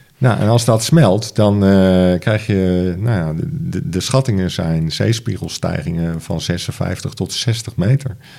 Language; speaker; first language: Dutch; native; Dutch